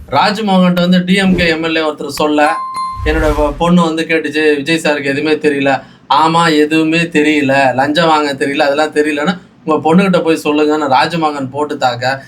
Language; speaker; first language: Tamil; native; Tamil